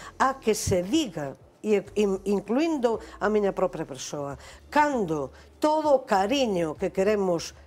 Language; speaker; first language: Galician; non-native, local second language; Spanish